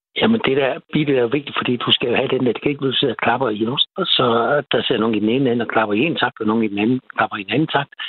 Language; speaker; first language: Danish; native; Danish